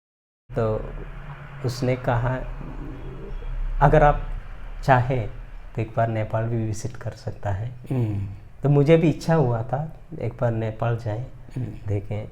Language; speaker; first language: Hindi; non-native, local second language; Malayalam